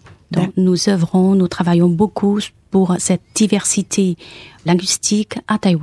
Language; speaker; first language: French; non-native, fluent; Chinese